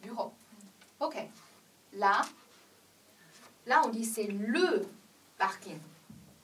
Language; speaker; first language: French; non-native, fluent; Chinese